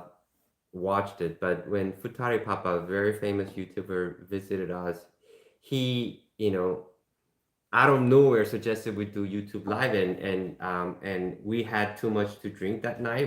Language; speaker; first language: English; non-native, fluent; Korean